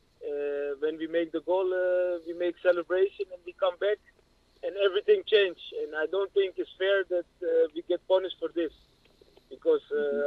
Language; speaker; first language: English; non-native, learner; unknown